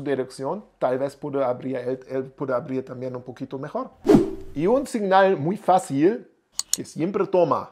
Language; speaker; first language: Spanish; non-native, learner; German